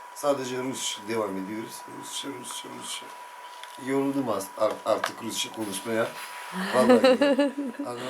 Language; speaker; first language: Turkish; non-native, learner; Ukrainian